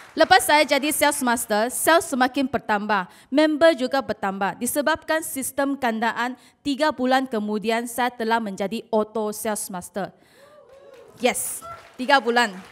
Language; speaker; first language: Malay; non-native, local second language; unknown